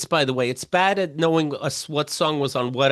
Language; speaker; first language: English; native; English